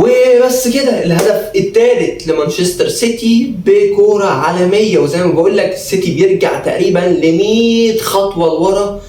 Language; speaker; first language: Arabic; native; Arabic